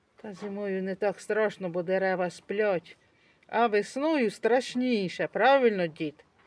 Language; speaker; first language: Ukrainian; native; Ukrainian